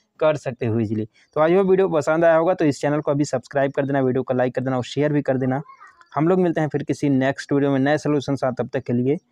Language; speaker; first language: Hindi; native; Hindi